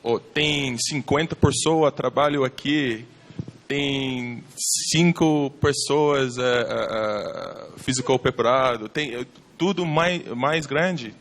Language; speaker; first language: Portuguese; non-native, learner; English